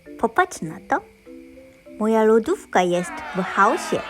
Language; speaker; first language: Polish; non-native, learner; Japanese